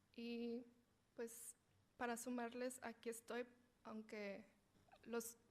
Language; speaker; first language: Spanish; early bilingual, heritage; Spanish